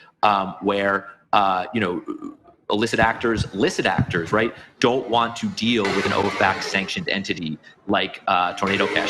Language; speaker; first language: English; native; English